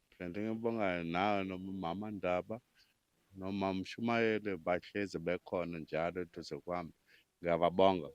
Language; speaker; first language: Zulu; native; Zulu